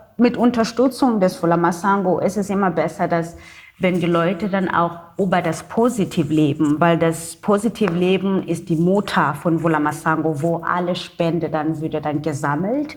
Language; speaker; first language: German; non-native, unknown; Xhosa